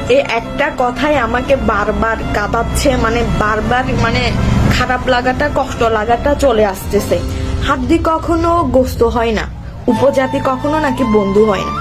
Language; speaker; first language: Bangla; non-native, local second language; Chakma